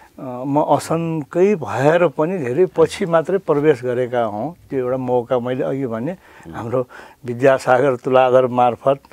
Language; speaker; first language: Nepali; non-native, local second language; Newari